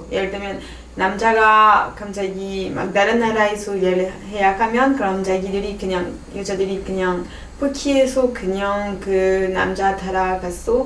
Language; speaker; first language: Korean; non-native, learner; French